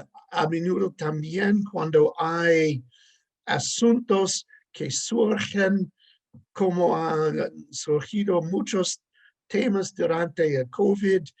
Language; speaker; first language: Spanish; non-native, fluent; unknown